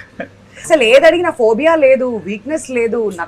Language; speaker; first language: Telugu; native; Telugu